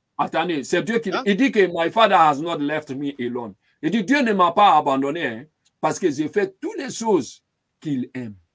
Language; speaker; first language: French; non-native, local second language; Lingala